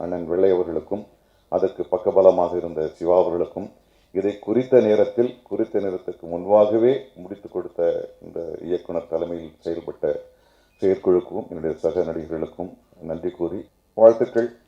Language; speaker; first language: Tamil; native; Tamil